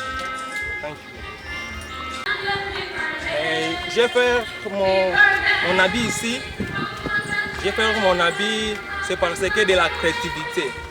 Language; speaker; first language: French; non-native, learner; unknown